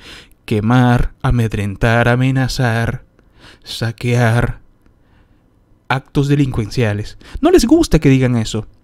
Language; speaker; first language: Spanish; native; Spanish